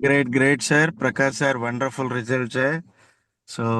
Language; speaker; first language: Hindi; non-native, local second language; Telugu